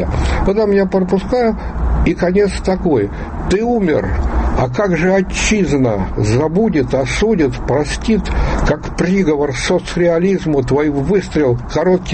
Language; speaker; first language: Russian; native; Russian